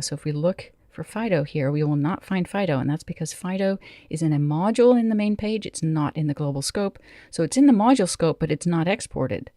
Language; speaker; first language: English; native; English